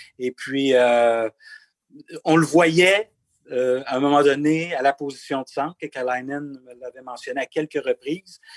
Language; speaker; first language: French; native; French